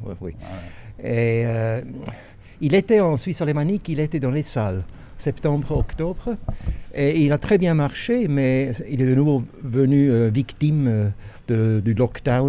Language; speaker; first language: French; non-native, local second language; German